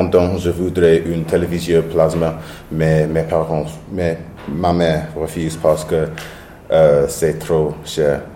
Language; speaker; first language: French; non-native, learner; English